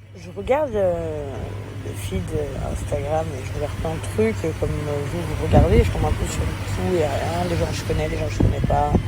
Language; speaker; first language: French; early bilingual, other home language; English